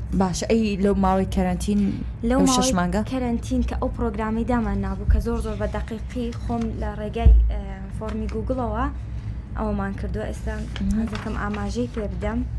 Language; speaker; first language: Central Kurdish; non-native, local second language; Kurdish